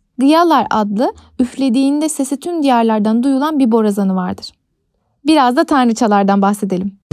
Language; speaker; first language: Turkish; native; Turkish